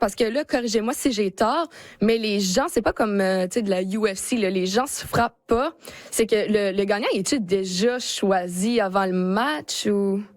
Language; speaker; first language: French; native; French